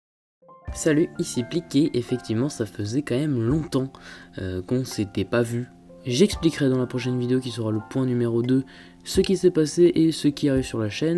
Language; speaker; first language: French; native; French